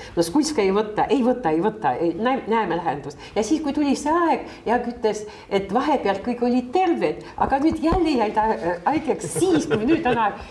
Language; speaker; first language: Estonian; non-native, local second language; Russian